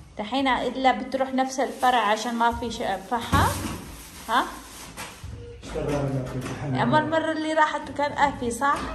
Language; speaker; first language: Arabic; non-native, fluent; Urdu